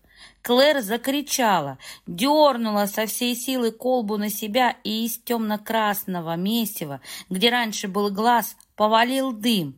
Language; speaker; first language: Russian; native; Russian